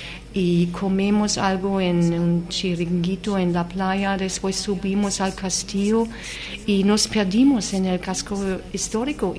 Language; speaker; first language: Spanish; non-native, fluent; German